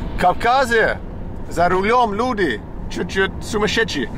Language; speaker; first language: Russian; non-native, learner; English